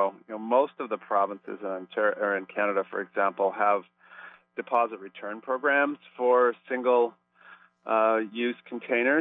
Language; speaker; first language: English; native; English